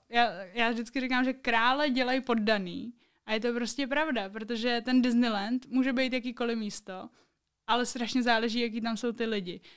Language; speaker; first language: Czech; native; Czech